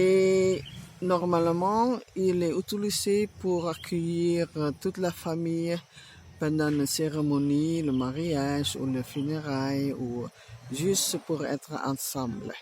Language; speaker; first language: French; non-native, learner; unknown